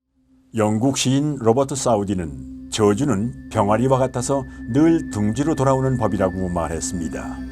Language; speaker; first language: Korean; native; Korean